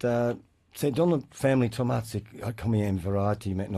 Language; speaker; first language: French; non-native, learner; English